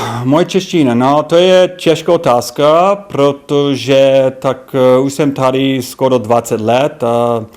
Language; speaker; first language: Czech; non-native, fluent; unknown